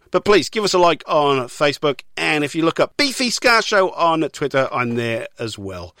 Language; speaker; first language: English; native; English